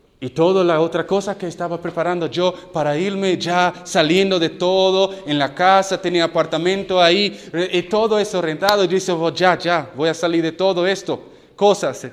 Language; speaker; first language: Spanish; non-native, learner; English